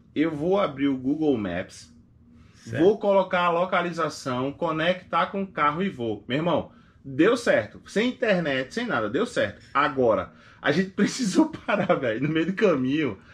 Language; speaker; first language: Portuguese; native; Portuguese